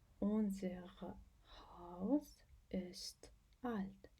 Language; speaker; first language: German; non-native, fluent; Ukrainian